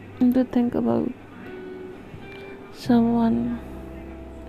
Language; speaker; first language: English; non-native, local second language; Hindi